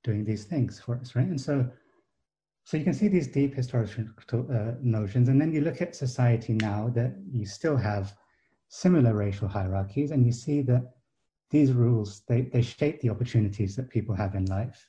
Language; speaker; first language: English; native; English